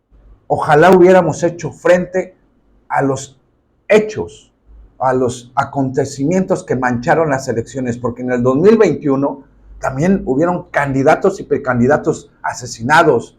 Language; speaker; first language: Spanish; native; Spanish